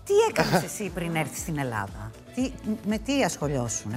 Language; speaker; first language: Greek; native; Greek